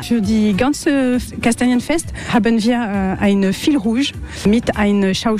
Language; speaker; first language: German; non-native, learner; French